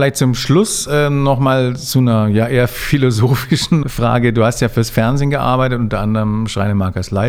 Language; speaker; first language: German; native; German